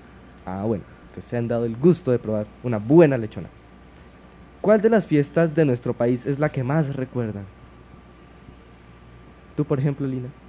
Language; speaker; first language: Spanish; native; Spanish